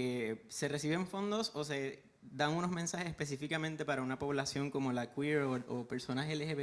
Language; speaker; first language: Spanish; native; Spanish